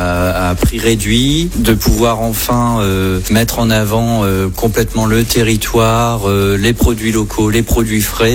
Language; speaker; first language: French; native; French